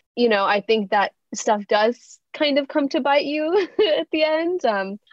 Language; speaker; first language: English; native; English